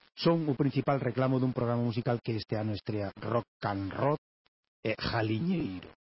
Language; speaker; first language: Galician; native; Galician